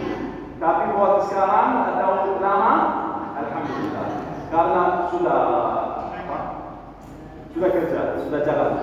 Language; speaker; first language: Indonesian; non-native, learner; Arabic